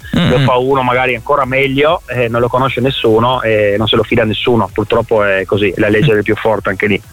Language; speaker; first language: Italian; native; Italian